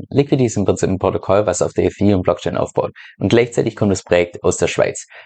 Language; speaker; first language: German; native; German